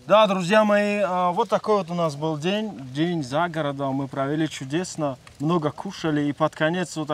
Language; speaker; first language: Russian; non-native, local second language; Tajik